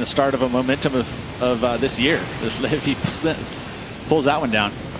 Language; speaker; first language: English; native; English